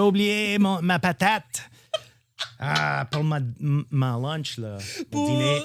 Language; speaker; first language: French; non-native, learner; English